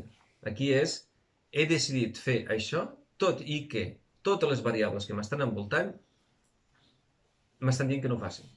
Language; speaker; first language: Catalan; native; Catalan